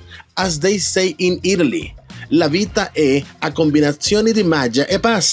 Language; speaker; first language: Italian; non-native, learner; Spanish